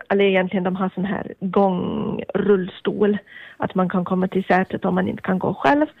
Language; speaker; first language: Swedish; native; Swedish